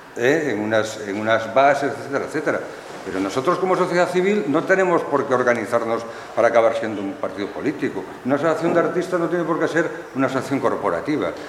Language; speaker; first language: Spanish; native; Spanish